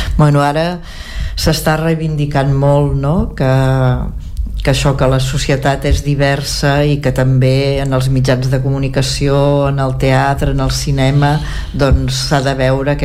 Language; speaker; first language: Catalan; native; Catalan